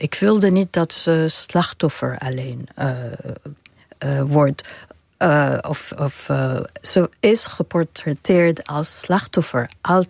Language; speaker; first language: Dutch; non-native, fluent; Arabic